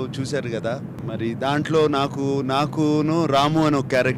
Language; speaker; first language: Telugu; native; Telugu